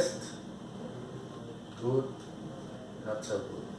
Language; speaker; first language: English; non-native, learner; Spanish